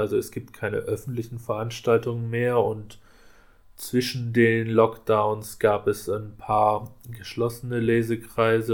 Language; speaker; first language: German; native; German